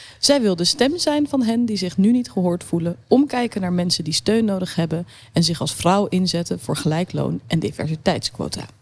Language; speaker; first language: Dutch; native; Dutch